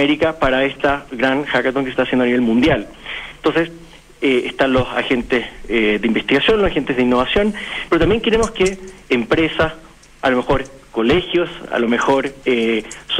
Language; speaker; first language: Spanish; native; Spanish